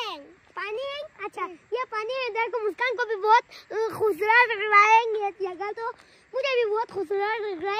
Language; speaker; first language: Hindi; non-native, local second language; Khowar